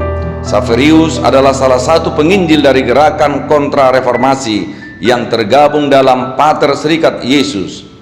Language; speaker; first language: Indonesian; native; Indonesian